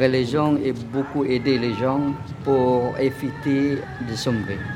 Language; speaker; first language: French; non-native, fluent; Indonesian